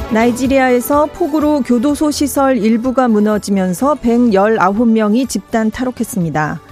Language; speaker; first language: Korean; native; Korean